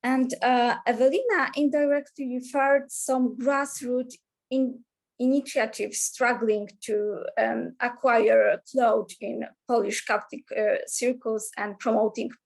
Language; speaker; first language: English; non-native, fluent; Polish